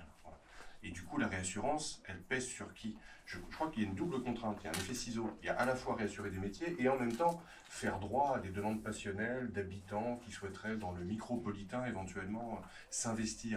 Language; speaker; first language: French; native; French